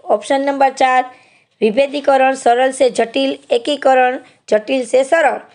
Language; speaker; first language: Hindi; non-native, local second language; Gujarati